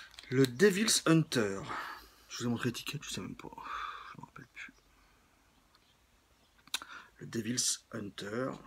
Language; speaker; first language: French; native; French